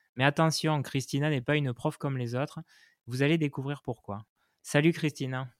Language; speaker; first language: French; native; French